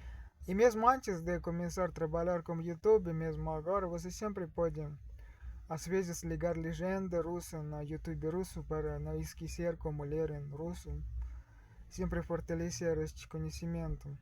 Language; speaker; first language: Portuguese; non-native, learner; Russian